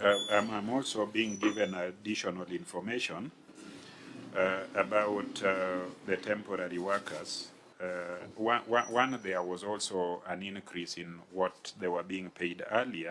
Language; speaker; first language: English; non-native, local second language; Luo (Kenya and Tanzania)